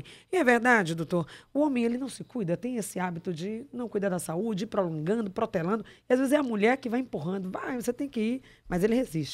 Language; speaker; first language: Portuguese; native; Portuguese